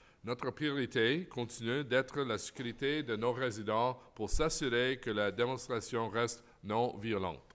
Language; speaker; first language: French; non-native, local second language; English